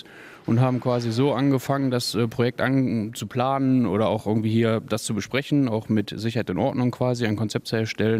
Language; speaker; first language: German; native; German